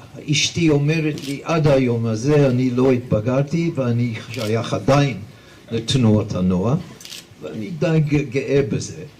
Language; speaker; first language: Hebrew; non-native, fluent; English